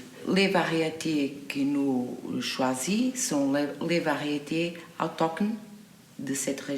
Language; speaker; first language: French; non-native, local second language; Portuguese